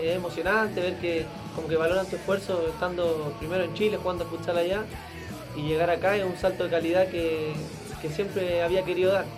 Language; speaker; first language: Spanish; native; Spanish